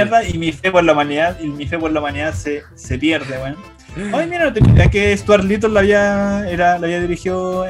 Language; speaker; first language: Spanish; native; Spanish